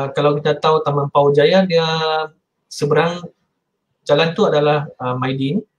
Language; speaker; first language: Malay; non-native, local second language; Chinese